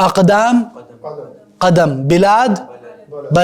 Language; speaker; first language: Arabic; non-native, fluent; Urdu